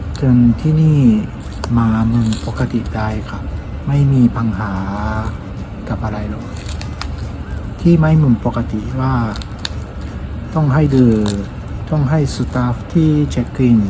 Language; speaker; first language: Thai; non-native, learner; Japanese